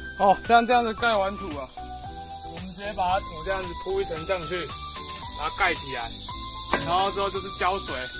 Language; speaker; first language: Chinese; native; Chinese